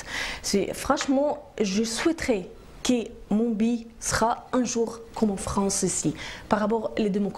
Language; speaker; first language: French; non-native, learner; Arabic